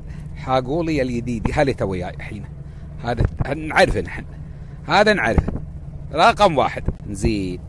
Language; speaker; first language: Arabic; native; Arabic